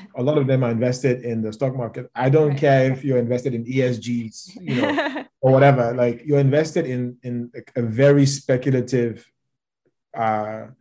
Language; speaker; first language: English; non-native, local second language; Yoruba